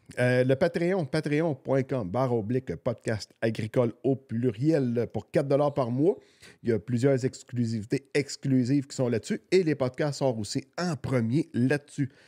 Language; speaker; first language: French; native; French